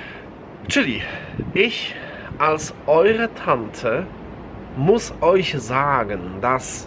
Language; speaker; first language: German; non-native, fluent; Polish